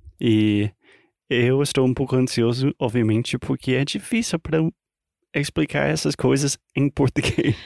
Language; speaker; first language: Portuguese; non-native, fluent; English